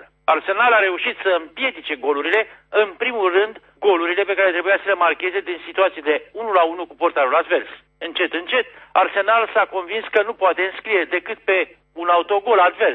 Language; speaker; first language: Romanian; native; Romanian